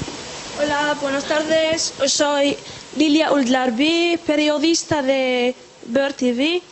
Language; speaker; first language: Spanish; non-native, fluent; Arabic